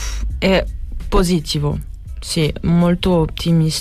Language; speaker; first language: Italian; non-native, learner; French